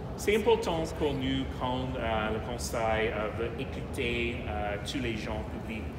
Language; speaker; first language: French; non-native, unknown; English